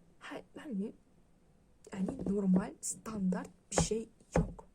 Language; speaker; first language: Turkish; non-native, learner; Russian